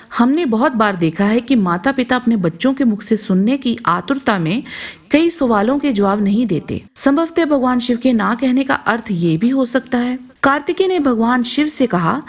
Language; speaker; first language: Hindi; non-native, local second language; Punjabi